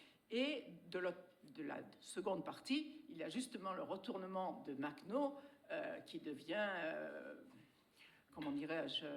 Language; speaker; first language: French; native; French